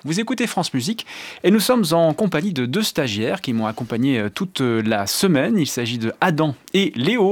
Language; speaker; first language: French; native; French